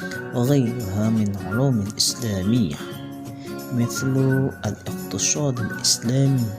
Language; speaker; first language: Arabic; non-native, learner; Indonesian